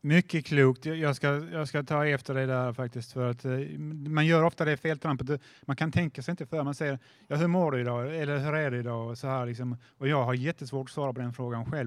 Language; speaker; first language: Swedish; native; Swedish